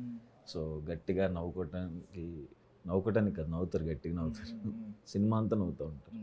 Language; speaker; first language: Telugu; native; Telugu